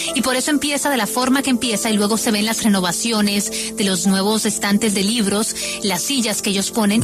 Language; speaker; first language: Spanish; native; Spanish